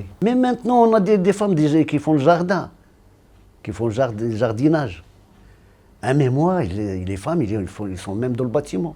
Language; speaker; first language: French; non-native, fluent; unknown